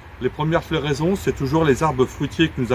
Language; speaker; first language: French; native; French